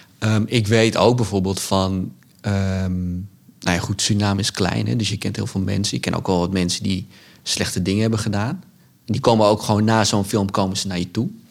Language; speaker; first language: Dutch; early bilingual, other home language; Sranan Tongo